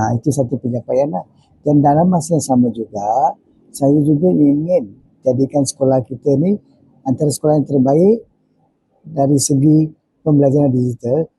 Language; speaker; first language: Malay; non-native, local second language; Tamil